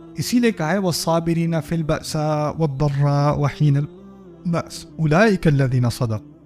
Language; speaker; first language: Urdu; early bilingual, heritage; Urdu